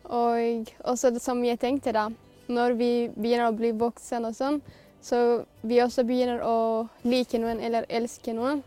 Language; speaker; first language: Norwegian; non-native, fluent; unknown